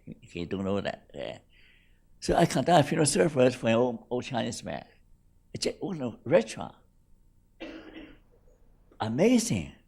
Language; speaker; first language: English; non-native, fluent; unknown